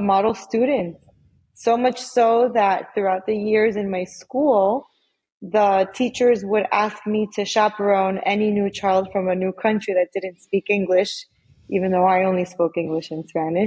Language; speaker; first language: English; early bilingual, other home language; Spanish